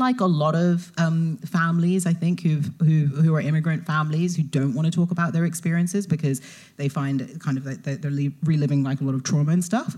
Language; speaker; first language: English; native; English